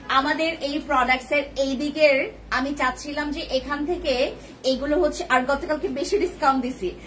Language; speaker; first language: Bangla; non-native, local second language; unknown